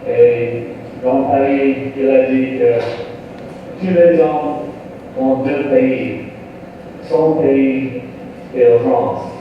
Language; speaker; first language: French; non-native, learner; English